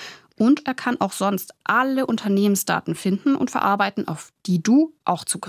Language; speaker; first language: German; native; German